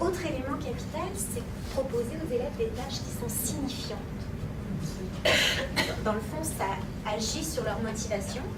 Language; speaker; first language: French; native; French